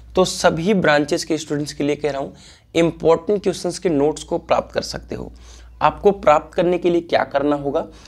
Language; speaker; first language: Hindi; native; Hindi